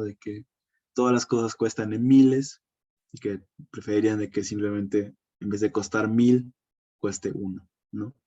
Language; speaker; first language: Spanish; native; Spanish